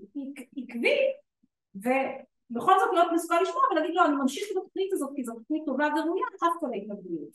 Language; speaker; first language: Hebrew; native; Hebrew